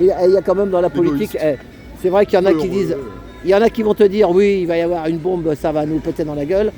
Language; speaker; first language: French; native; French